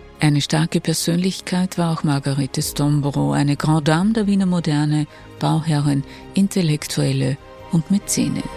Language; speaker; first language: German; native; German